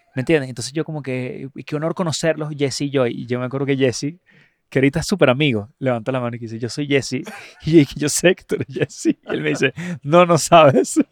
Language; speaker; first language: Spanish; native; Spanish